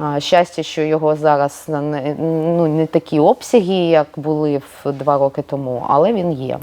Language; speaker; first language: Ukrainian; non-native, local second language; Russian